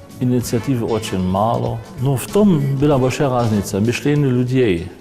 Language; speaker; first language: Russian; non-native, fluent; German